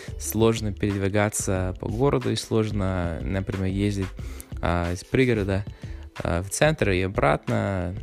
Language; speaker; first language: Russian; non-native, fluent; English